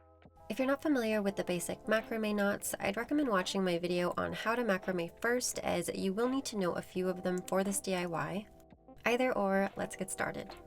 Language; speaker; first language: English; native; English